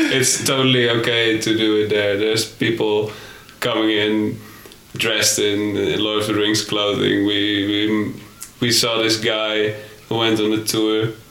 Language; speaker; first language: English; non-native, fluent; Dutch